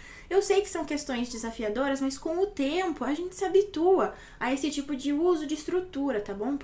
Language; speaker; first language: Portuguese; native; Portuguese